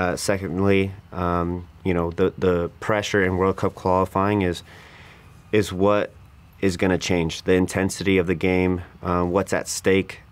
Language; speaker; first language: English; early bilingual, other home language; Spanish